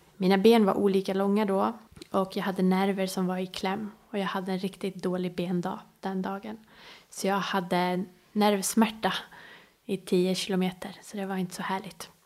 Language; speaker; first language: Swedish; early bilingual, other home language; Persian